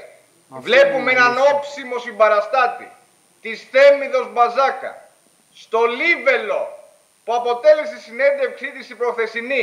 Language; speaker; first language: Greek; native; Greek